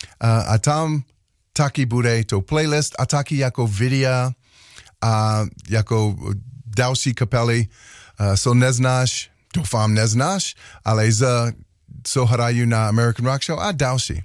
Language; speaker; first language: Czech; non-native, learner; English